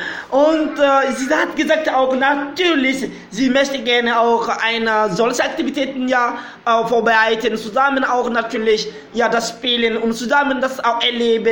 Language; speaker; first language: German; non-native, learner; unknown